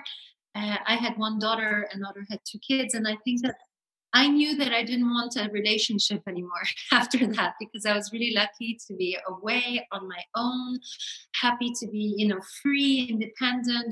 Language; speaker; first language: English; non-native, local second language; French